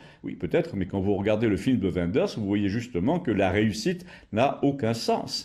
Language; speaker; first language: French; native; French